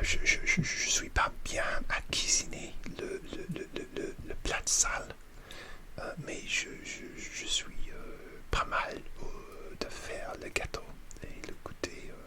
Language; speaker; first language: French; non-native, learner; English